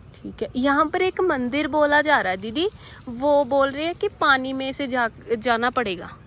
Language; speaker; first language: Hindi; non-native, local second language; Punjabi